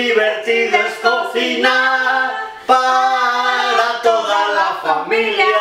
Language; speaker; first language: Spanish; non-native, fluent; Portuguese